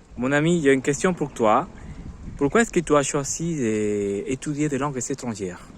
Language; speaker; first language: French; non-native, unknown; Spanish